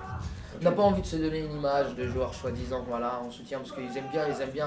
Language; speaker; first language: French; native; French